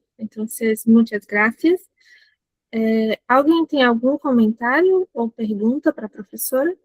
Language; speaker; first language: Spanish; non-native, fluent; Portuguese